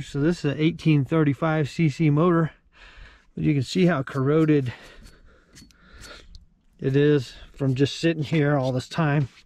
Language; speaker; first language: English; native; English